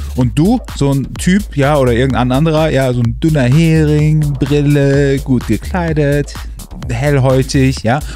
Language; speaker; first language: German; native; German